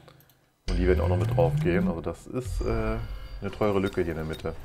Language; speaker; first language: German; native; German